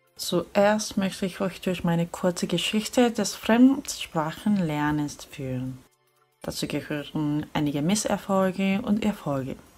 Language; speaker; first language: German; non-native, fluent; Korean